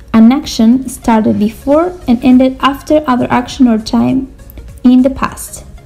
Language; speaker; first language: English; non-native, fluent; Spanish